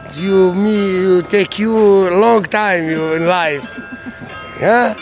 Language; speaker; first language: English; non-native, learner; Arabic